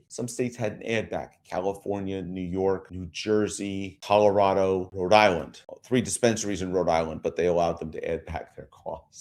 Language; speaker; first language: English; native; English